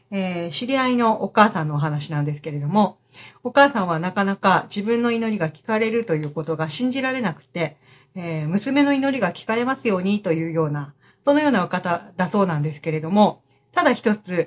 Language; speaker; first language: Japanese; native; Japanese